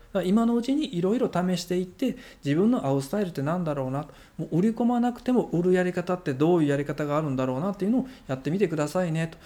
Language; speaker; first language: Japanese; native; Japanese